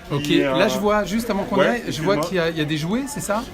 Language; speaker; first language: French; native; French